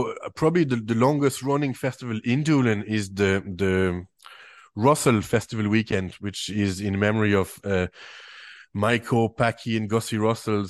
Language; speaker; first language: English; non-native, fluent; French